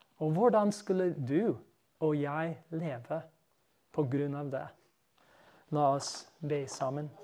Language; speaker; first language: Norwegian; non-native, fluent; English